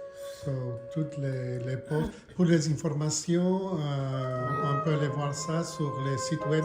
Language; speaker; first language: French; non-native, local second language; English